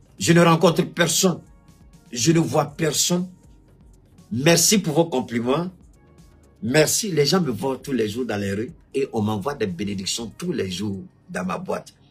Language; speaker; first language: French; non-native, local second language; Bambara